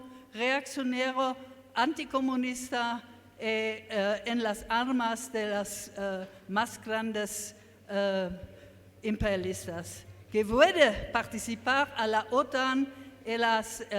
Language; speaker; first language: Spanish; non-native, learner; German